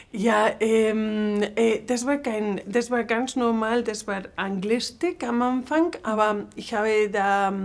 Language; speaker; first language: German; non-native, fluent; Spanish